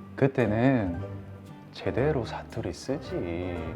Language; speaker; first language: Korean; native; Korean